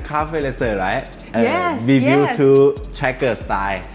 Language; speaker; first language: English; non-native, learner; Thai